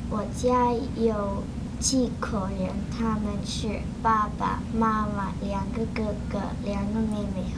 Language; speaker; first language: Chinese; non-native, learner; English